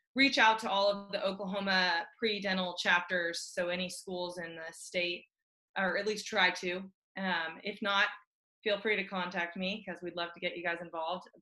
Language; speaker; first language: English; native; English